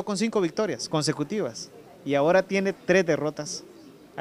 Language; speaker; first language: Spanish; native; Spanish